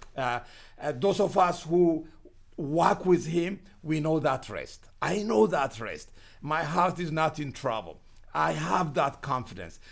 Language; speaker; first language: English; non-native, fluent; Amharic